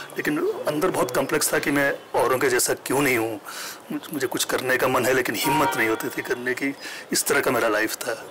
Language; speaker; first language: Hindi; non-native, local second language; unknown